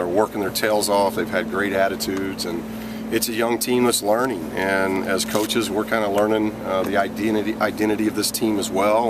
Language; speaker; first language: English; native; English